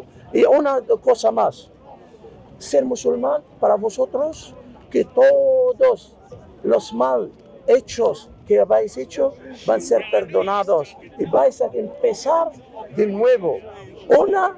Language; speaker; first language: Spanish; non-native, fluent; Arabic